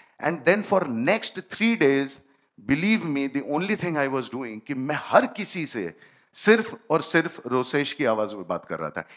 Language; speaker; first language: Hindi; native; Hindi